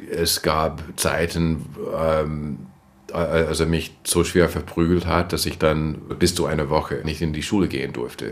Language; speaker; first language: German; non-native, fluent; English